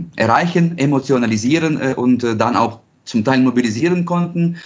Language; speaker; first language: German; non-native, fluent; Ukrainian